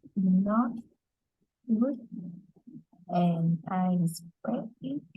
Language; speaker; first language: English; non-native, learner; Vietnamese